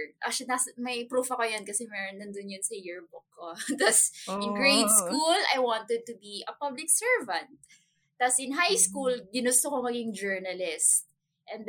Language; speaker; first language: English; non-native, local second language; Cebuano